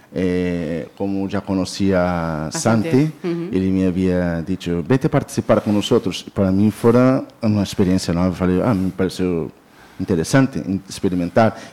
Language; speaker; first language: Spanish; non-native, learner; Portuguese